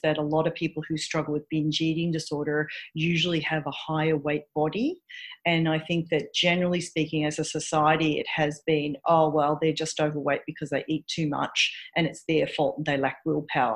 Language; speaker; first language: English; native; English